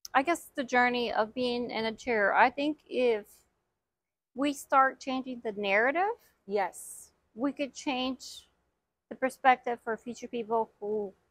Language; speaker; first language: English; native; English